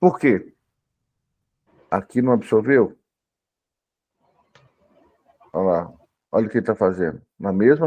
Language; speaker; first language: Portuguese; native; Portuguese